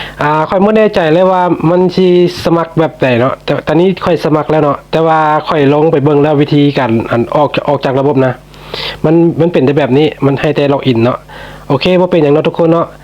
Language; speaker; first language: Thai; non-native, local second language; Lao